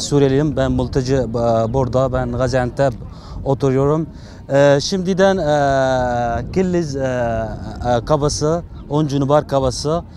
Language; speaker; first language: Turkish; non-native, learner; Arabic